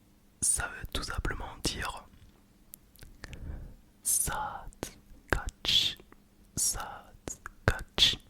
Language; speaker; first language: Turkish; early bilingual, heritage; Turkish